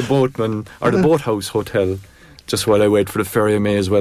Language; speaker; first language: English; native; English